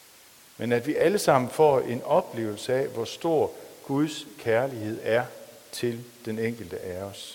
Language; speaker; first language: Danish; native; Danish